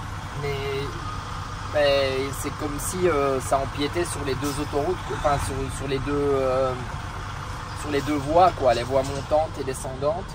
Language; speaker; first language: French; native; French